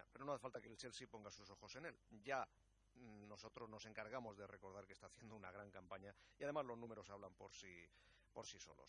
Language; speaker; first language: Spanish; native; Spanish